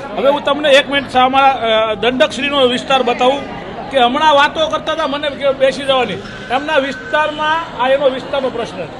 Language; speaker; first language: Gujarati; native; Gujarati